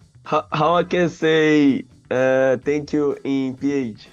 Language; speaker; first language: English; non-native, learner; Portuguese